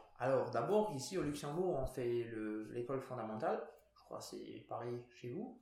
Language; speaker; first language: French; non-native, local second language; Luxembourgish